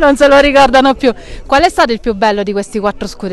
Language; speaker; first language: Italian; native; Italian